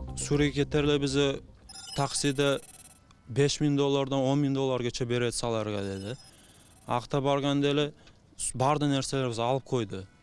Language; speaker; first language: Kyrgyz; non-native, local second language; Uzbek